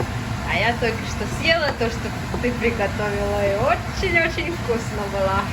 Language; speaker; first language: Russian; early bilingual, other home language; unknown